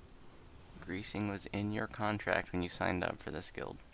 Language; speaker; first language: English; native; English